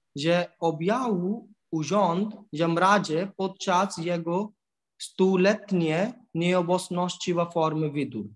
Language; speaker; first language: Polish; non-native, learner; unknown